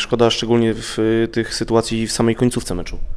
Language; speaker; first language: Polish; native; Polish